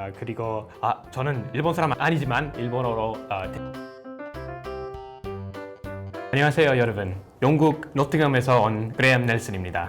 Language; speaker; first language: Korean; non-native, fluent; English